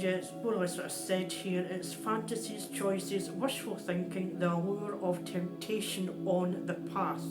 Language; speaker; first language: English; native; English